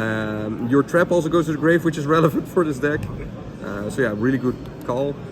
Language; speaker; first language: English; non-native, fluent; Dutch